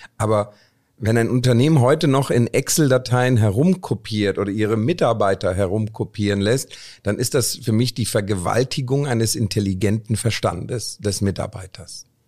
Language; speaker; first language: German; early bilingual, other home language; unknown